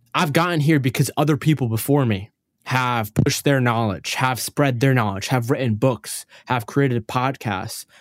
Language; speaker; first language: English; early bilingual, other home language; Arabic